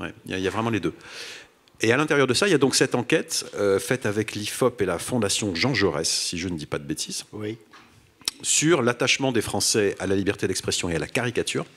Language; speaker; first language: French; native; French